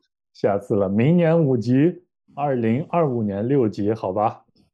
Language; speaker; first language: Chinese; native; Chinese